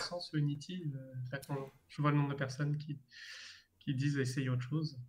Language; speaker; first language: French; native; French